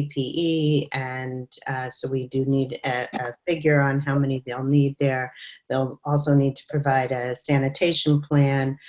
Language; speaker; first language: English; native; English